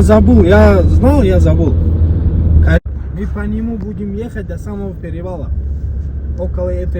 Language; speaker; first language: Russian; non-native, local second language; Tajik